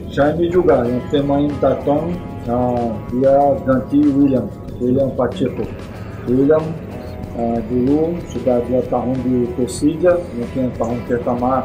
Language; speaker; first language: Indonesian; non-native, fluent; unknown